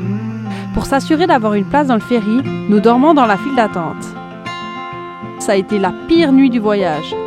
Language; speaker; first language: French; native; French